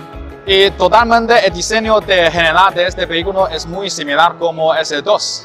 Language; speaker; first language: Spanish; non-native, learner; Chinese